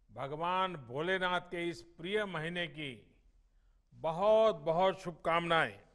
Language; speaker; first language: Hindi; non-native, local second language; Gujarati